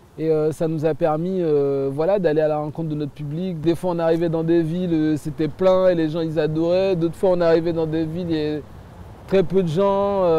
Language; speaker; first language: French; early bilingual, other home language; Haitian Creole